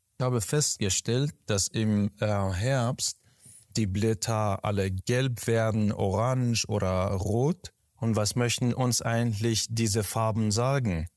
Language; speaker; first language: German; non-native, fluent; Persian